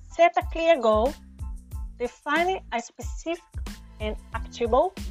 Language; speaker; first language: English; non-native, fluent; Portuguese